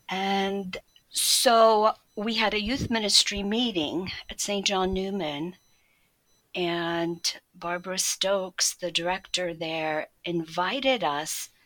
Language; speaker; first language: English; early bilingual, other home language; Polish